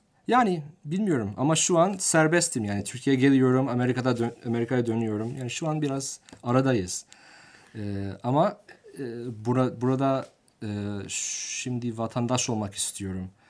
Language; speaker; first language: Turkish; non-native, fluent; English